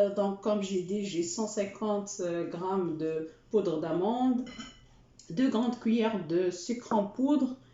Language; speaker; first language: French; non-native, local second language; Arabic